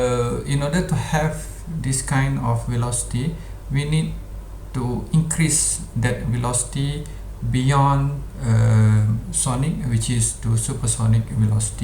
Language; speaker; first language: English; non-native, local second language; Malay